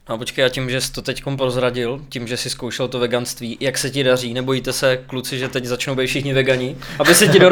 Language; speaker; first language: Czech; native; Czech